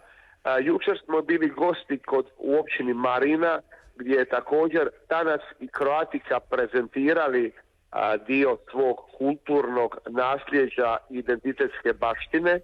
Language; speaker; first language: Serbian; native; Serbian